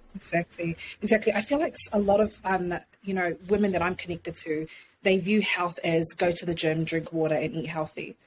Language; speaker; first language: English; native; English